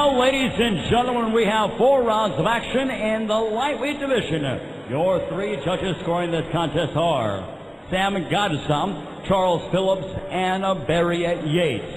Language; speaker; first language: English; native; English